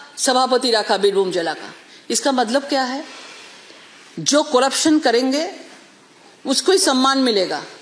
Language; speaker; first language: Hindi; native; Hindi